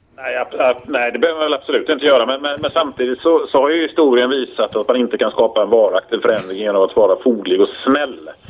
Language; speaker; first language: Swedish; native; Swedish